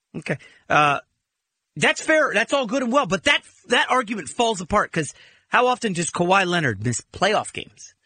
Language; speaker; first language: English; native; English